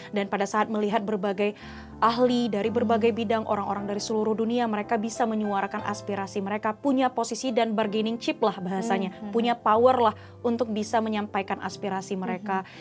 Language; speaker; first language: Indonesian; native; Indonesian